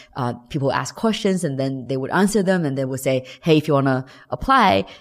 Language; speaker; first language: English; non-native, fluent; Chinese